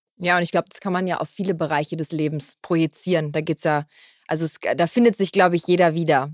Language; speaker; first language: German; native; German